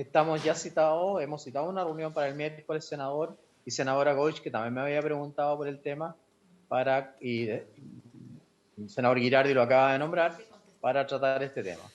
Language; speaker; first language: Spanish; native; Spanish